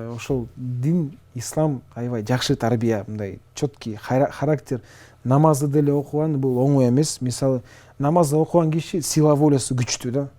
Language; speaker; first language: Kyrgyz; non-native, local second language; Russian